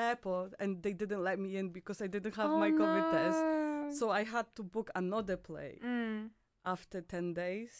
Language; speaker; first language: English; non-native, fluent; Polish